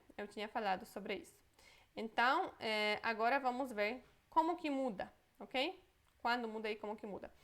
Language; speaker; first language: Portuguese; non-native, fluent; Polish